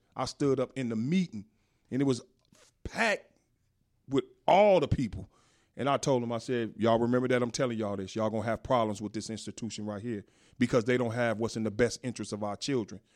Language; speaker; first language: English; native; English